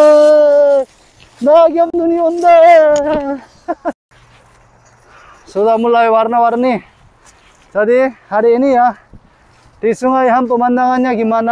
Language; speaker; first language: Indonesian; non-native, fluent; Korean